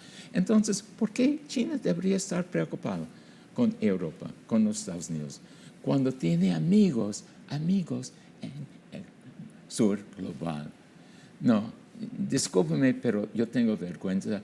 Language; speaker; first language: Spanish; non-native, fluent; English